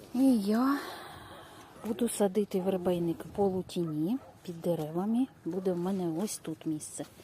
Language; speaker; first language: Ukrainian; native; Ukrainian